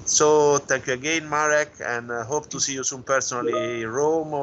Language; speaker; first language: English; non-native, fluent; Italian